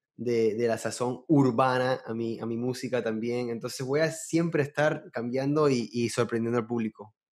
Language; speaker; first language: Spanish; early bilingual, heritage; Spanish